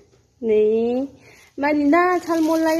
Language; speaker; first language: Korean; non-native, learner; Nepali